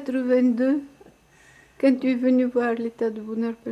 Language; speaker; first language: French; non-native, local second language; Russian